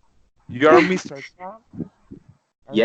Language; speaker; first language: English; non-native, learner; Spanish